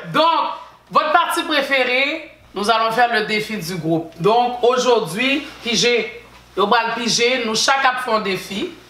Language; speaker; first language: French; early bilingual, other home language; Haitian Creole